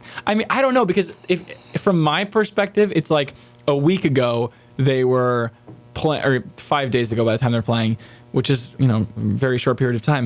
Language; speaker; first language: English; native; English